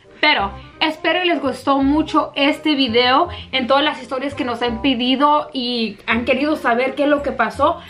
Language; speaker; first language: Spanish; early bilingual, heritage; Spanish